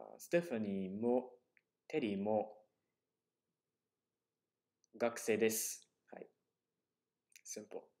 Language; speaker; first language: Japanese; non-native, fluent; English